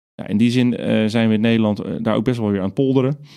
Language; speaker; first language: Dutch; native; Dutch